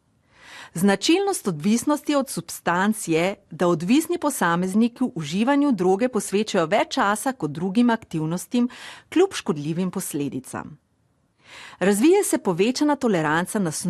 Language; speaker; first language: Slovenian; native; Slovenian